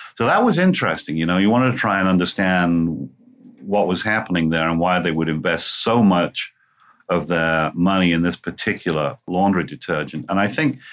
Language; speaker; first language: English; native; English